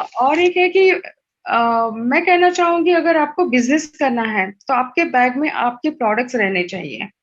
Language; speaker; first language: Hindi; non-native, local second language; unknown